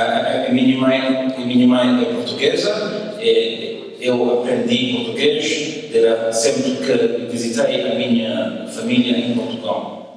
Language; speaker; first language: Portuguese; early bilingual, heritage; English